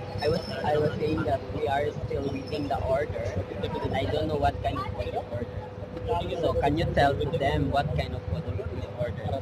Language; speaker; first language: English; non-native, local second language; Filipino